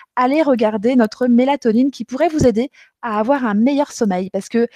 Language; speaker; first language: French; native; French